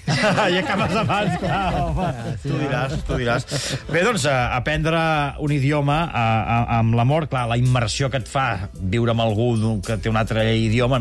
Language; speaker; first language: Catalan; native; Catalan